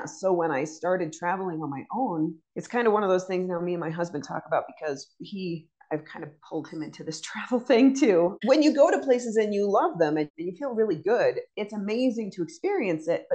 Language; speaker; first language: English; native; English